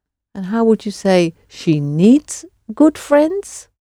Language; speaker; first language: English; native; English